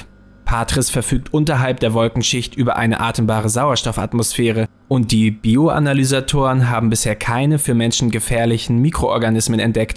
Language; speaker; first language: German; native; German